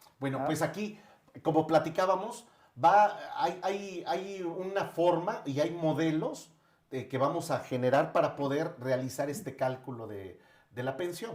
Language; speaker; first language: Spanish; native; Spanish